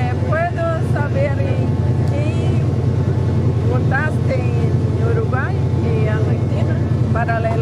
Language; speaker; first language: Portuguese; non-native, learner; Spanish